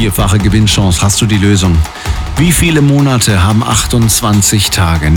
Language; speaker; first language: German; native; German